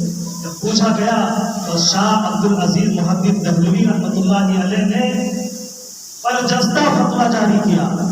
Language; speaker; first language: Urdu; native; Urdu